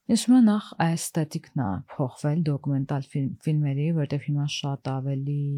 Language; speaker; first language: Armenian; early bilingual, heritage; Armenian